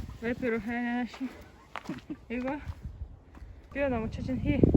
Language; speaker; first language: Korean; non-native, learner; Ukrainian